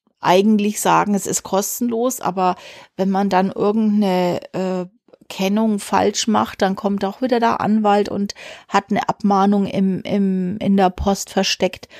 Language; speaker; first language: German; native; German